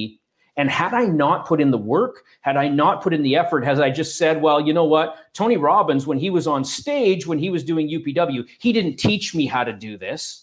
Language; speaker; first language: English; native; English